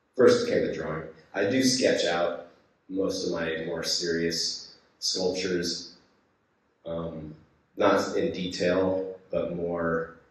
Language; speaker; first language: English; native; English